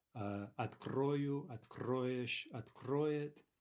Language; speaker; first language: Russian; non-native, fluent; English